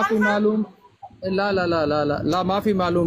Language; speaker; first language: Arabic; non-native, learner; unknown